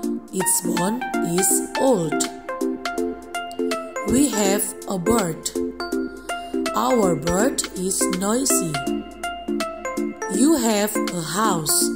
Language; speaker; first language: English; non-native, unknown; Indonesian